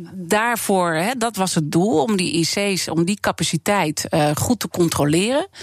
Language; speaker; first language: Dutch; native; Dutch